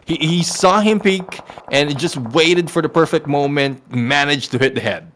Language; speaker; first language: English; non-native, local second language; Filipino